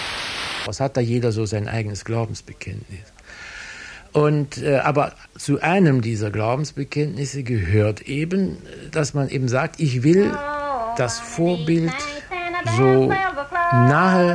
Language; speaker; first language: German; native; German